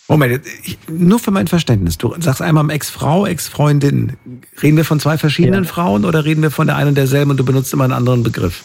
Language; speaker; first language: German; native; German